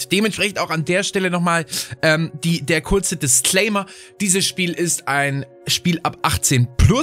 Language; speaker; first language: German; native; German